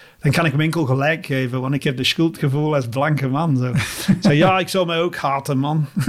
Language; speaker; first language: Dutch; non-native, fluent; English